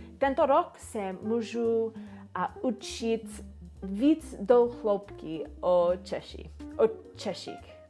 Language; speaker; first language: Czech; non-native, learner; English